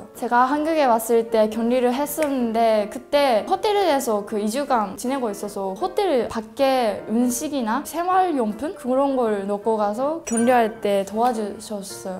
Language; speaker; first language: Korean; non-native, learner; Japanese